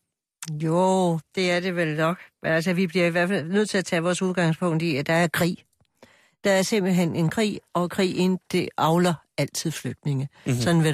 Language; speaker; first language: Danish; native; Danish